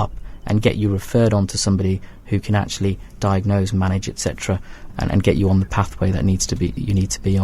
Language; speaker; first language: English; native; English